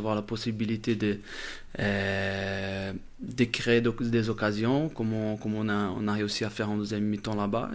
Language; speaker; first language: French; non-native, fluent; Portuguese